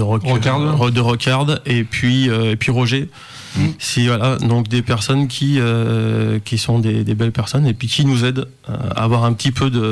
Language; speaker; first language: French; native; French